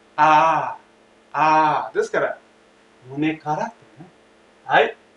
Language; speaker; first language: Japanese; non-native, fluent; Thai